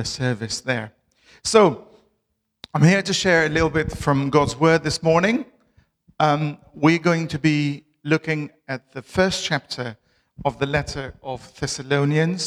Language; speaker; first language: English; non-native, fluent; Albanian